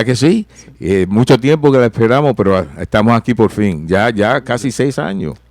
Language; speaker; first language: Spanish; early bilingual, heritage; Spanish